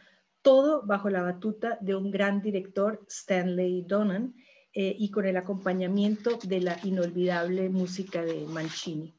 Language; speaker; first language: Spanish; native; Spanish